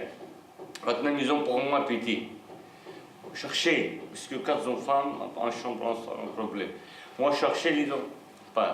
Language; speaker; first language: French; non-native, learner; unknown